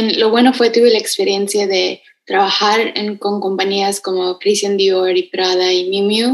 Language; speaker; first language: Spanish; early bilingual, heritage; Spanish